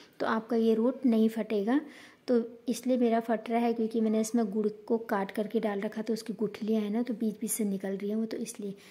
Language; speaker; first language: Hindi; native; Hindi